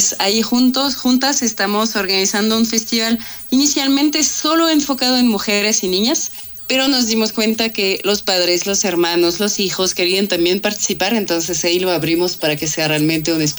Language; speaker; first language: Spanish; non-native, fluent; French